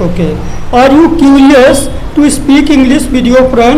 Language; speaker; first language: English; non-native, local second language; Hindi